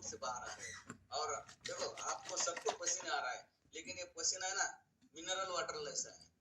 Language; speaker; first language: Hindi; non-native, local second language; Marathi